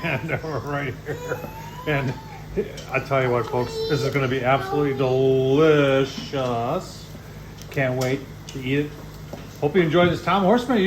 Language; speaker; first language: English; native; English